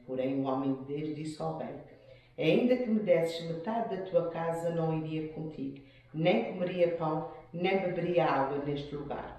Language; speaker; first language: Portuguese; native; Portuguese